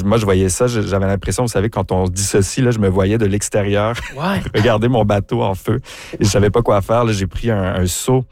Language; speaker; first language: French; native; French